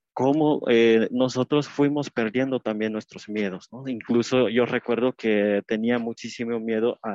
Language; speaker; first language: Spanish; non-native, local second language; Tzeltal